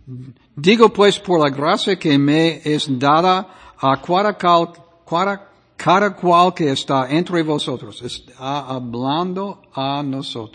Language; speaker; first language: Spanish; non-native, fluent; English